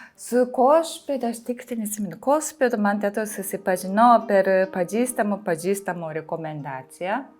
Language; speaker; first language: Lithuanian; non-native, fluent; Japanese